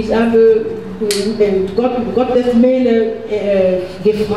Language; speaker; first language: German; non-native, learner; French